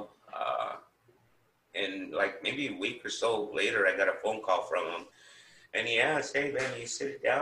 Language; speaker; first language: English; native; English